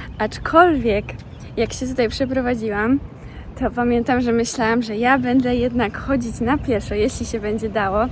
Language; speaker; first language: Polish; native; Polish